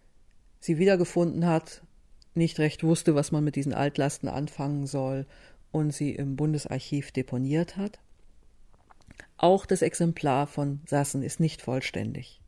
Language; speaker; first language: German; native; German